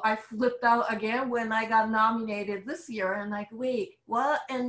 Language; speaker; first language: English; non-native, fluent; Japanese